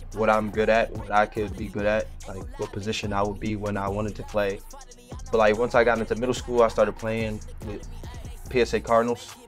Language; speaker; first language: English; native; English